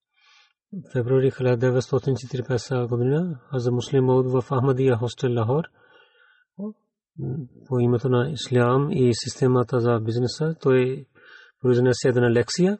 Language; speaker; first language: Bulgarian; non-native, learner; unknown